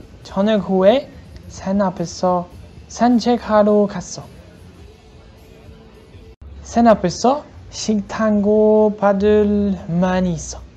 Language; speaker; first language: Korean; non-native, learner; French